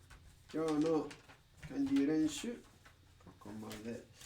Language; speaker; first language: Japanese; non-native, learner; Spanish